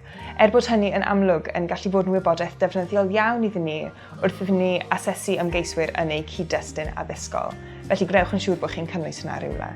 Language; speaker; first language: Welsh; native; Welsh